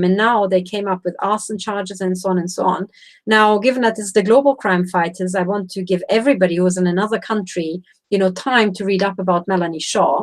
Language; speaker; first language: English; non-native, fluent; Romanian